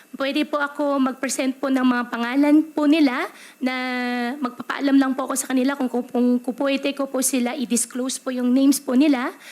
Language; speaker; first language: Filipino; native; Filipino